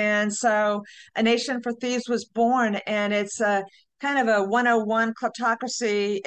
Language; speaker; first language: English; native; English